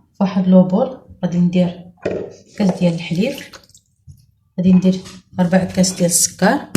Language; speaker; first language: Arabic; native; Arabic